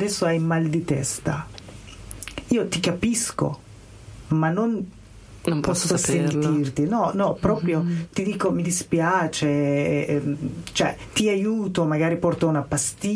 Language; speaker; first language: Italian; non-native, learner; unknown